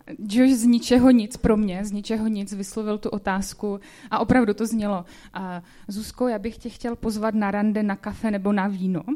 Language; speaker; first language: Czech; native; Czech